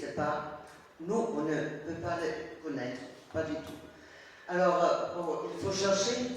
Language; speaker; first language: French; non-native, fluent; German